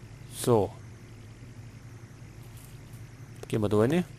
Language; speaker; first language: German; native; German